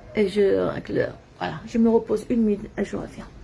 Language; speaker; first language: French; non-native, local second language; Arabic